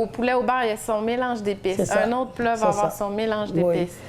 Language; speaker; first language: French; native; French